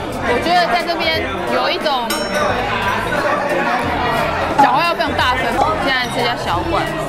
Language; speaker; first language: Chinese; native; Chinese